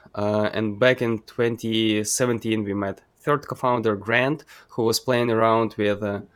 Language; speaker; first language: English; non-native, fluent; Ukrainian